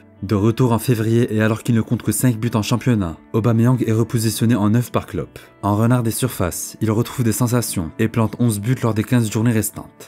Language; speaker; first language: French; native; French